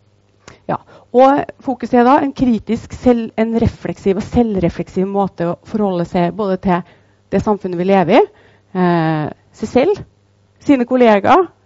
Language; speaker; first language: Norwegian; native; Norwegian